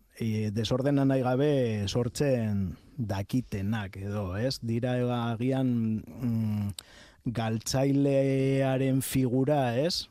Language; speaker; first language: Basque; non-native, local second language; Spanish